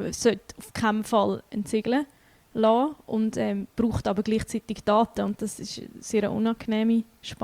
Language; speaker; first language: German; native; German